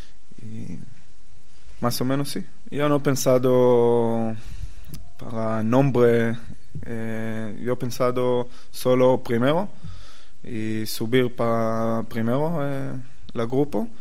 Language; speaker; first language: Spanish; non-native, learner; Hebrew